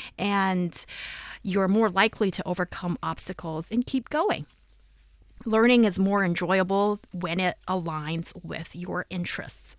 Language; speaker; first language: English; non-native, fluent; Chinese